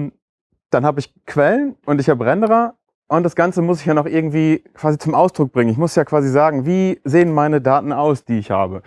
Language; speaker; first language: German; native; German